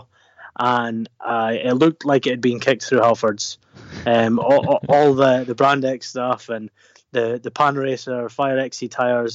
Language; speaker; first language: English; native; English